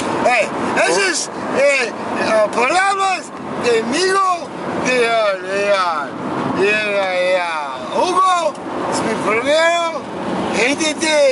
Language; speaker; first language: Spanish; non-native, learner; English